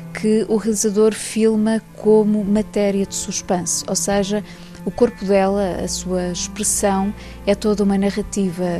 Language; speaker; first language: Portuguese; native; Portuguese